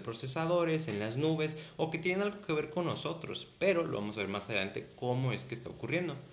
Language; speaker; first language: Spanish; native; Spanish